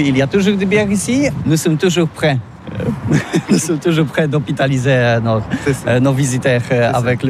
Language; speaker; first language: French; non-native, learner; Polish